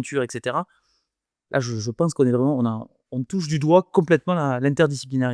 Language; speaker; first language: French; native; French